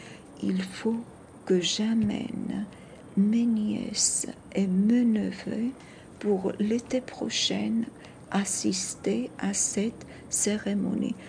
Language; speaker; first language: French; non-native, fluent; Georgian